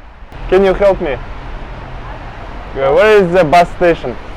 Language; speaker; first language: English; non-native, learner; Kazakh